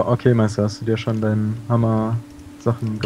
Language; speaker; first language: German; native; German